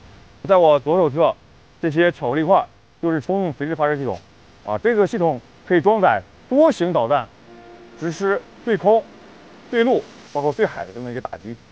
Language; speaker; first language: Chinese; native; Chinese